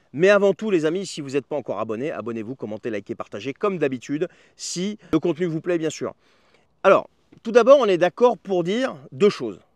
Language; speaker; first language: French; native; French